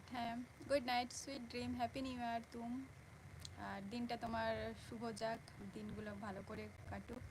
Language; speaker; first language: Bangla; non-native, local second language; Santali